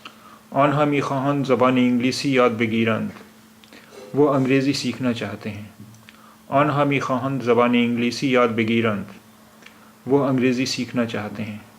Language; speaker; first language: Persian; non-native, fluent; Urdu